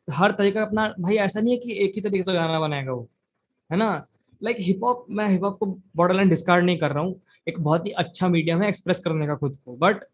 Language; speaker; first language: Hindi; native; Hindi